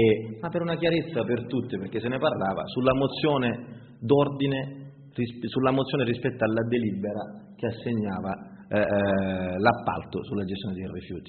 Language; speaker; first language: Italian; native; Italian